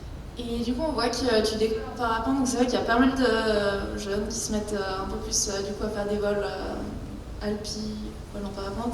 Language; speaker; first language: French; native; French